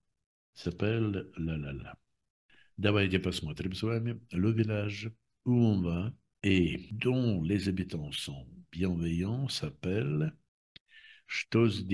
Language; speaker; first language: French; non-native, fluent; Russian